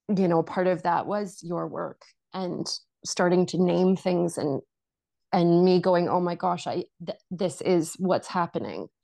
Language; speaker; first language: English; native; English